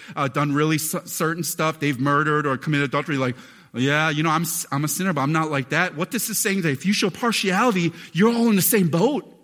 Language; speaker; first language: English; native; English